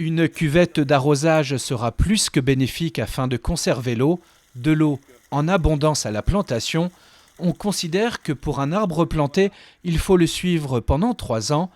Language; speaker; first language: French; native; French